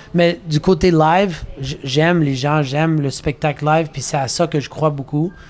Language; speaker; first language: French; native; French